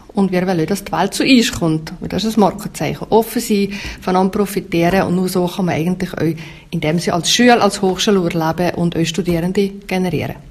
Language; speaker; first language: German; native; German